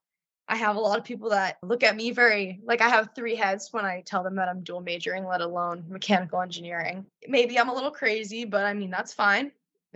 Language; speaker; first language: English; native; English